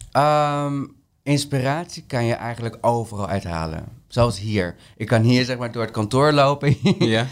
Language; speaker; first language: Dutch; early bilingual, other home language; Spanish